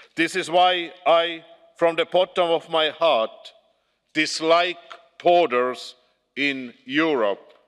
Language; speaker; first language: English; non-native, fluent; Estonian